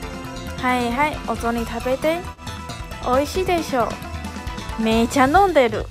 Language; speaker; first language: Japanese; non-native, fluent; Chinese